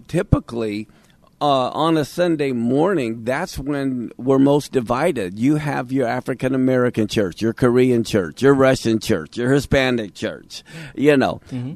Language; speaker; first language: English; native; English